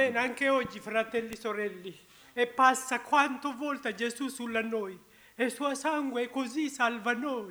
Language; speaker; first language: Italian; non-native, learner; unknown